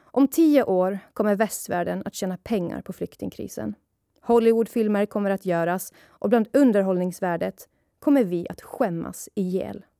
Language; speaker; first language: Swedish; early bilingual, other home language; Persian